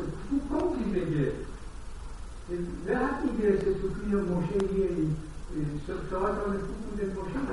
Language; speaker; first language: German; non-native, learner; Persian